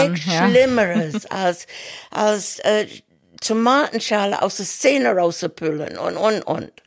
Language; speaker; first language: German; non-native, fluent; English